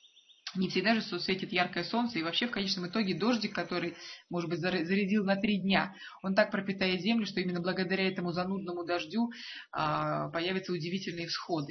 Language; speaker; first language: Russian; native; Russian